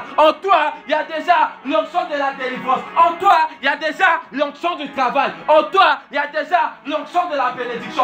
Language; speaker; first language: French; non-native, local second language; Swahili